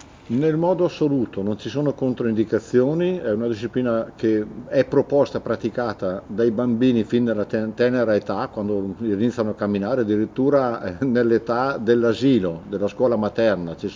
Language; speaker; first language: Italian; native; Italian